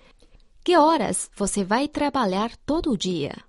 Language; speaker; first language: Portuguese; non-native, fluent; Chinese